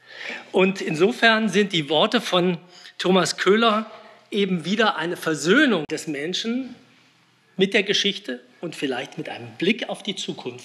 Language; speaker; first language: German; native; German